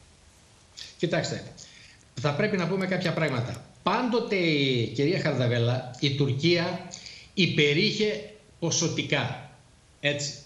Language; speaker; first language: Greek; native; Greek